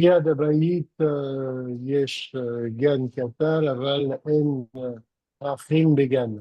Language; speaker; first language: Hebrew; non-native, learner; French